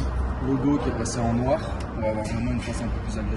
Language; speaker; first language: French; native; French